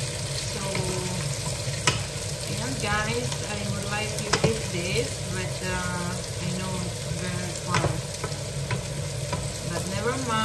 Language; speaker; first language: English; non-native, learner; Filipino